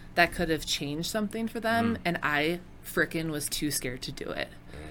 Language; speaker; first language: English; native; English